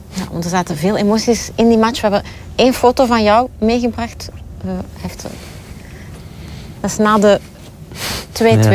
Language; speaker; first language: Dutch; native; Dutch